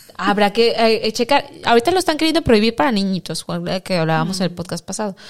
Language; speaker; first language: Spanish; native; Spanish